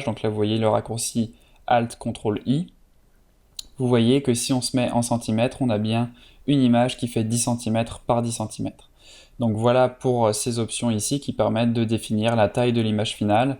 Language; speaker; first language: French; native; French